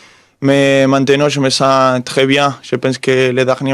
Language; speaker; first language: French; non-native, fluent; Spanish